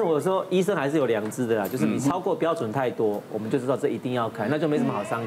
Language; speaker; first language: Chinese; native; Chinese